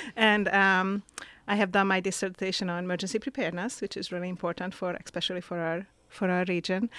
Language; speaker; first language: English; non-native, fluent; Hungarian